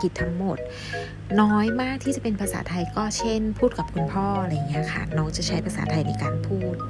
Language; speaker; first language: Thai; native; Thai